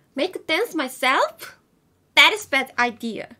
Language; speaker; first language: English; non-native, learner; Korean